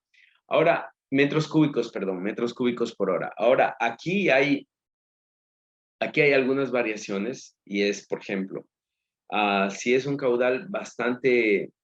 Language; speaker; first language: Spanish; native; Spanish